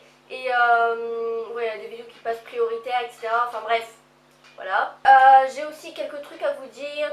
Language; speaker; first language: French; native; French